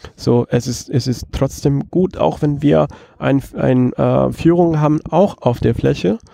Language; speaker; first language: German; non-native, fluent; Italian